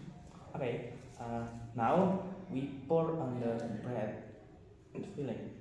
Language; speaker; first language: English; non-native, learner; Indonesian